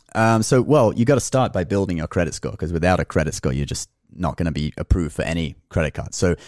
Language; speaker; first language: English; native; English